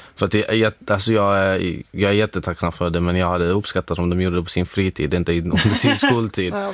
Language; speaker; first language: Swedish; non-native, fluent; Arabic